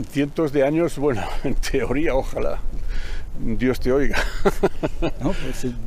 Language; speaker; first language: Spanish; native; Spanish